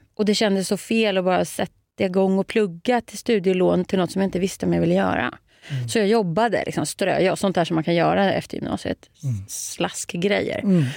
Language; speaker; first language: Swedish; native; Swedish